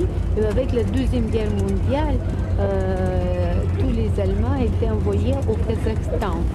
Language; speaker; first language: French; non-native, learner; Russian